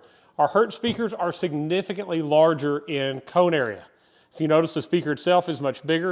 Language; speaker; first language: English; native; English